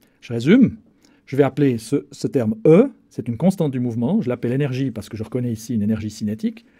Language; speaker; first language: French; native; French